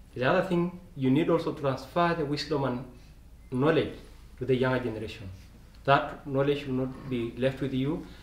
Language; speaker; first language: English; non-native, local second language; Masai